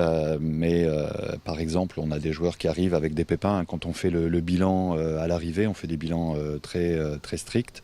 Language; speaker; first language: French; native; French